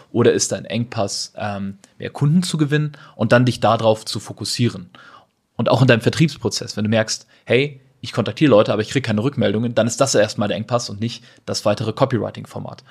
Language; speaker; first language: German; native; German